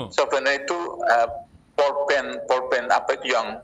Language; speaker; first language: Indonesian; native; Indonesian